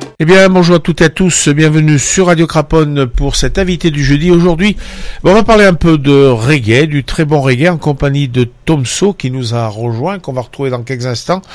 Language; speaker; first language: French; native; French